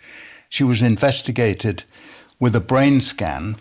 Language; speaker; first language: English; native; English